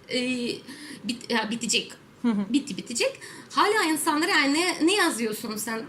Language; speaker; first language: Turkish; non-native, fluent; Russian